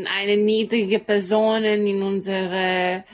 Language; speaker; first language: German; non-native, learner; Serbian